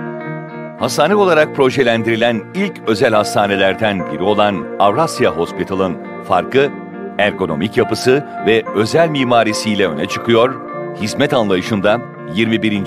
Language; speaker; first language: Turkish; native; Turkish